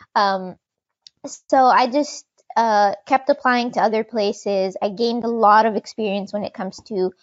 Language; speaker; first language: English; non-native, fluent; Arabic